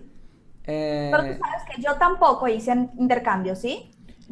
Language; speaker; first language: Spanish; non-native, fluent; Portuguese